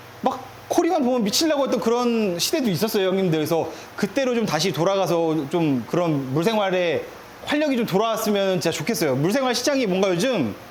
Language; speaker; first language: Korean; native; Korean